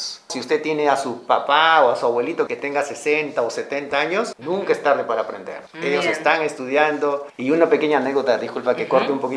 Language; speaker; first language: Spanish; native; Spanish